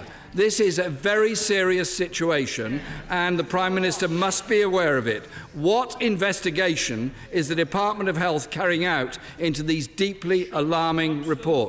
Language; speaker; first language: English; native; English